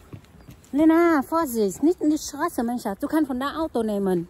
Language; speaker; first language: German; non-native, learner; Vietnamese